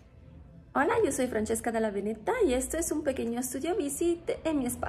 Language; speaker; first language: Spanish; non-native, fluent; Italian